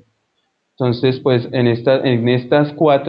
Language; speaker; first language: Spanish; native; Spanish